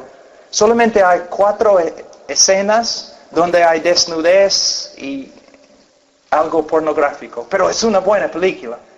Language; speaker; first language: Spanish; non-native, fluent; English